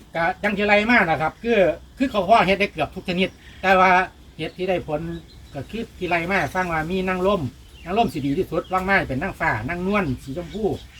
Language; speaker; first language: Thai; native; Thai